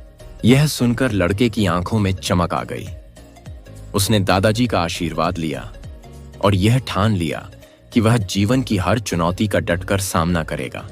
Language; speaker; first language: Hindi; native; Hindi